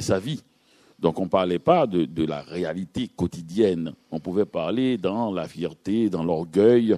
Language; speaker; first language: French; native; French